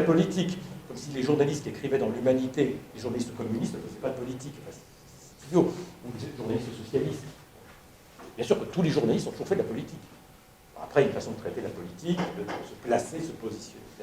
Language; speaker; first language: French; native; French